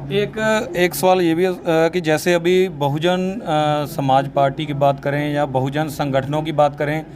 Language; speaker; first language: Hindi; non-native, local second language; Punjabi